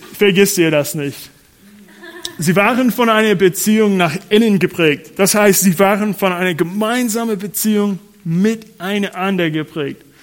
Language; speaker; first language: German; non-native, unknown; English